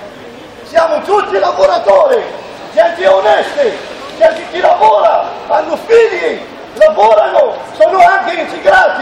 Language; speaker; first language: Italian; non-native, fluent; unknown